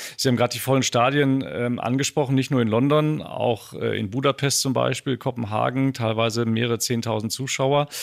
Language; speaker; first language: German; native; German